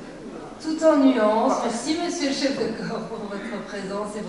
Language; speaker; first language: French; native; French